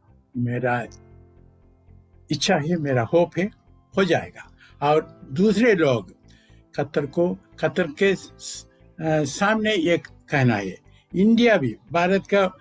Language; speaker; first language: Hindi; non-native, local second language; Malayalam